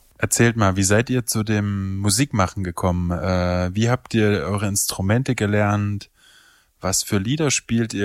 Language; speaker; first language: German; native; German